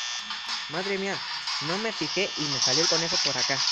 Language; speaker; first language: Spanish; native; Spanish